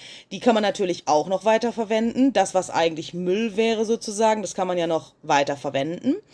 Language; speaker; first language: German; native; German